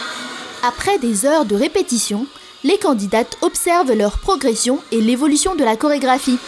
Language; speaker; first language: French; native; French